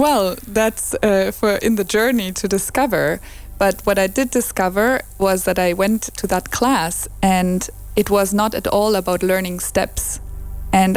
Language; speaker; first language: English; non-native, fluent; German